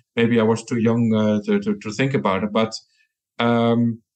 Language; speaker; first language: English; non-native, fluent; Dutch